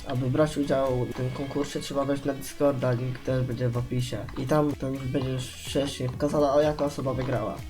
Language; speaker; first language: Polish; native; Polish